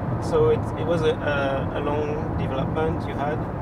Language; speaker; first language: English; non-native, fluent; French